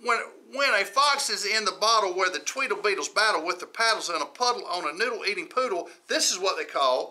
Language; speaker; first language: English; native; English